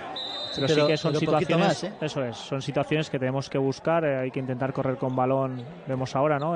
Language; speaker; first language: Spanish; native; Spanish